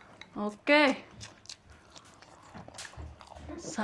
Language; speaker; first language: Filipino; non-native, learner; Japanese